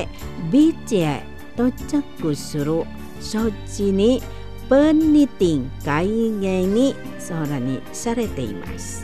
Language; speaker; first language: Japanese; non-native, fluent; Indonesian